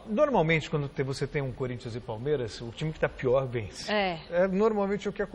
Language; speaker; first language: Portuguese; native; Portuguese